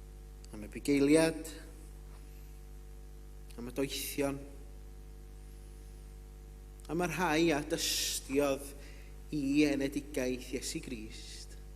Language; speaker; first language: Welsh; native; Welsh